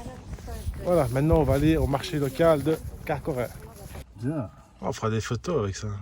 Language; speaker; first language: French; native; French